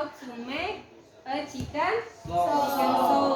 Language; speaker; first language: English; non-native, learner; Indonesian